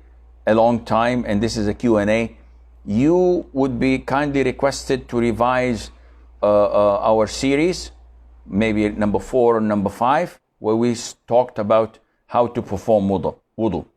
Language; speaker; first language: English; non-native, fluent; Arabic